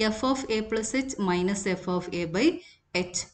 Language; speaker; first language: English; non-native, local second language; Malayalam